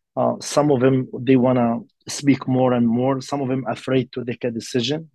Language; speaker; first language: English; non-native, learner; Arabic